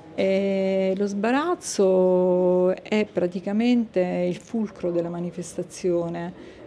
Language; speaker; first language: Italian; native; Italian